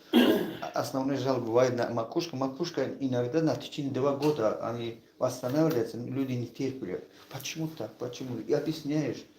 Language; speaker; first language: Russian; non-native, learner; Tajik